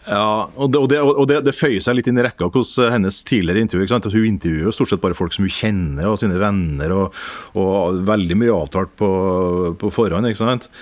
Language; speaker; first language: Norwegian; native; Norwegian